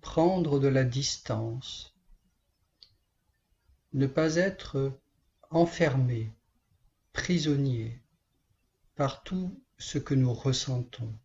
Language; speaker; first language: French; native; French